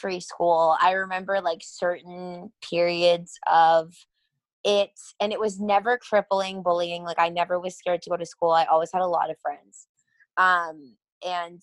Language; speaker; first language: English; native; English